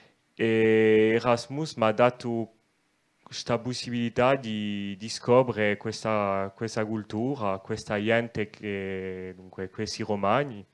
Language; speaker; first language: Italian; non-native, local second language; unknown